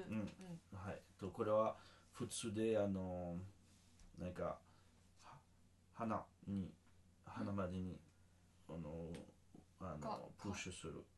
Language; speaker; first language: Japanese; non-native, learner; French